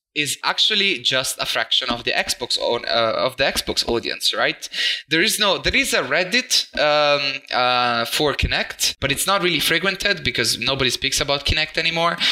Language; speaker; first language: English; non-native, fluent; Italian